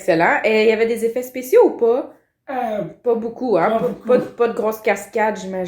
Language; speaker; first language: French; native; French